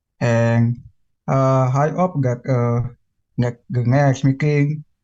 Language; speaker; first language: English; non-native, learner; Indonesian